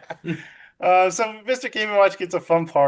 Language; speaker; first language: English; native; English